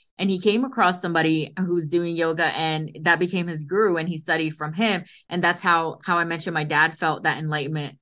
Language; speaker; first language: English; early bilingual, other home language; Hindi